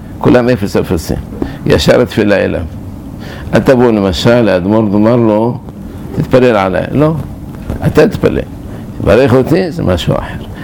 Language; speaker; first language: Hebrew; early bilingual, other home language; Arabic